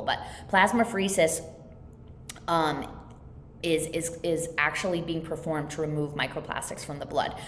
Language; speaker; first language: English; native; English